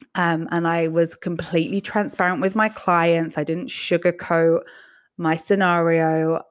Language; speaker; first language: English; native; English